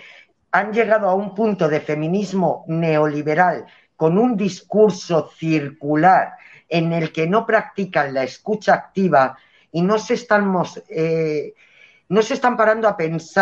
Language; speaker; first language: Spanish; native; Spanish